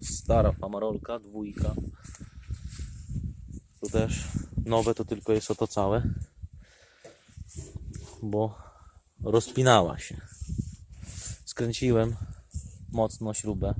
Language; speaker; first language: Polish; native; Polish